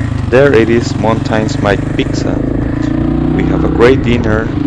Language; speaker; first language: English; non-native, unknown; Spanish